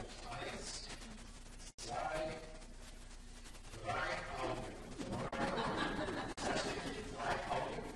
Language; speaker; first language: German; non-native, fluent; English